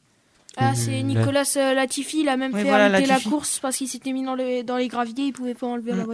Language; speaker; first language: French; native; French